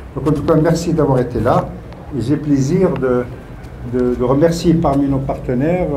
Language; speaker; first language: French; non-native, local second language; Arabic